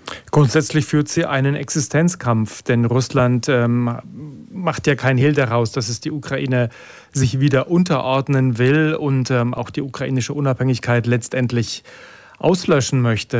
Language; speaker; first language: German; native; German